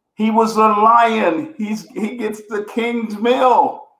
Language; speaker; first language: English; native; English